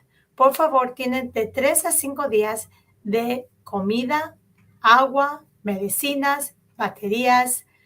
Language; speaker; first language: Spanish; early bilingual, heritage; Spanish